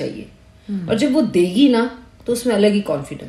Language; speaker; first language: English; non-native, local second language; Punjabi